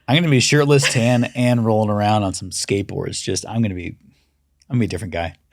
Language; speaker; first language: English; native; English